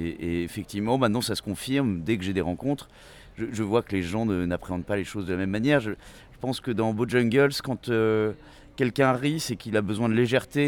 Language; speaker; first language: French; native; French